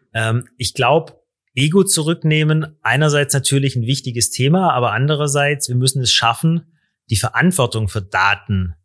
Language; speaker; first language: German; native; German